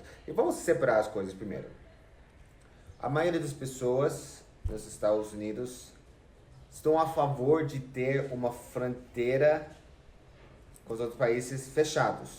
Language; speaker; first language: Portuguese; non-native, fluent; English